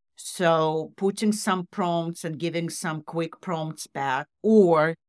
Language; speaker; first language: English; non-native, fluent; Russian